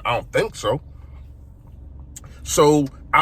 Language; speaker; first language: English; native; English